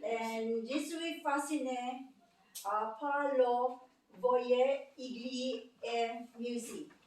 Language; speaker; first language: French; non-native, learner; Filipino